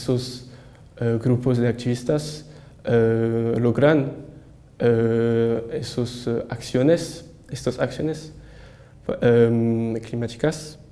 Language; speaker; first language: Spanish; non-native, learner; French